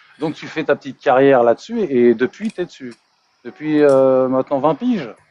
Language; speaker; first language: French; native; French